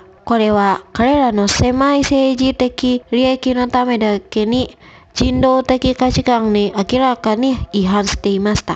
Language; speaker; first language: Japanese; non-native, fluent; Indonesian